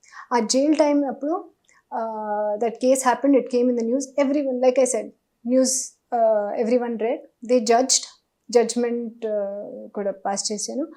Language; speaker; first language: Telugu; non-native, learner; Hindi